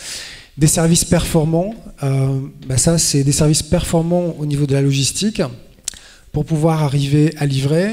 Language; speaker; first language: French; native; French